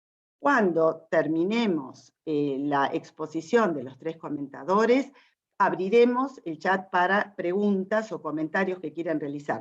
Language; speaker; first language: Spanish; native; Spanish